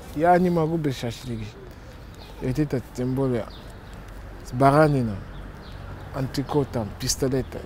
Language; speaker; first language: Russian; non-native, fluent; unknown